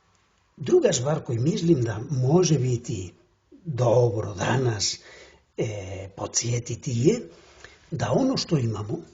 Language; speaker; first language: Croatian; non-native, fluent; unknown